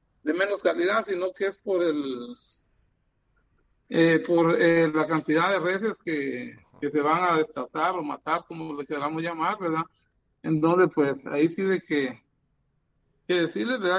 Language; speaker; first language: Spanish; native; Spanish